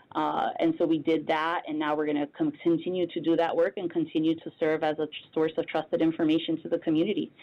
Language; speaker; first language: English; native; English